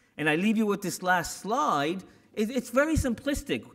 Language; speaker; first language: English; native; English